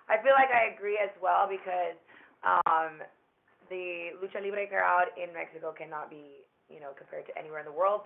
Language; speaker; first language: English; native; English